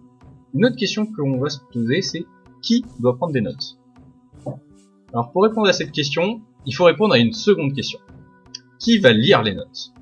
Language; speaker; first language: French; native; French